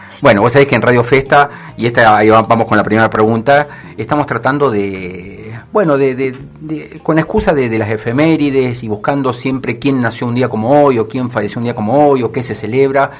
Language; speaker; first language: Spanish; native; Spanish